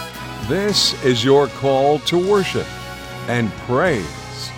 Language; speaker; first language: English; native; English